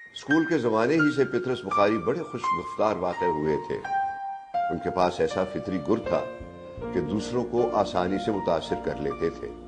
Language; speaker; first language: Urdu; native; Urdu